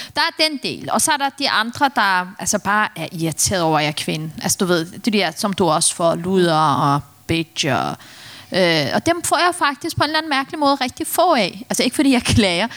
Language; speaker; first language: Danish; early bilingual, other home language; Turkish